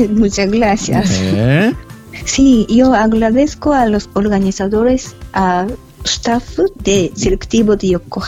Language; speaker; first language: Spanish; non-native, fluent; Japanese